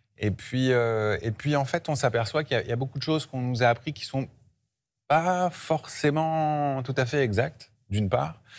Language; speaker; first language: French; early bilingual, other home language; Hebrew